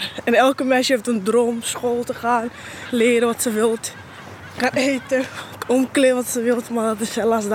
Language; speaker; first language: Dutch; non-native, fluent; Somali